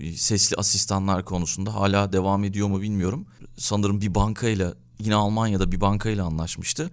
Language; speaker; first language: Turkish; native; Turkish